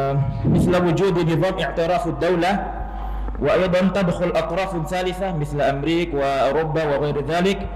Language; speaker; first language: Arabic; non-native, learner; Indonesian